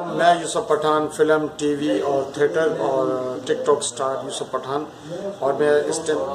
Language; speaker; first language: Urdu; non-native, local second language; Pashto